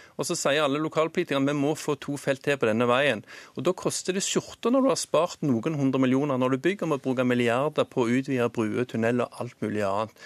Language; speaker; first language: Norwegian; native; Norwegian